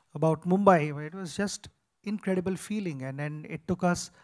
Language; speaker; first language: English; non-native, local second language; Marathi